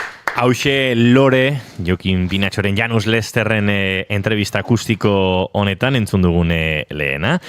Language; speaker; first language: Basque; native; Basque